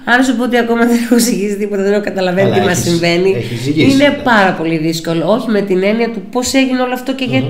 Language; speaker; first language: Greek; native; Greek